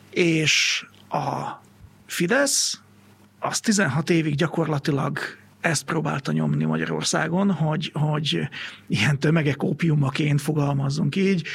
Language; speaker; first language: Hungarian; native; Hungarian